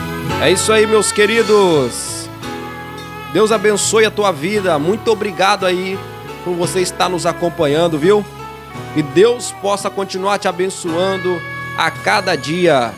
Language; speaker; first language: Portuguese; native; Portuguese